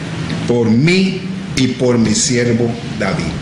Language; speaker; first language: Spanish; non-native, local second language; English